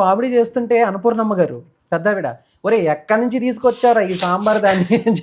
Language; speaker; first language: Telugu; native; Telugu